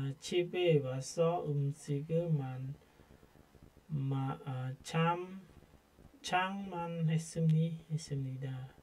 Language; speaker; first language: Korean; non-native, learner; Khmer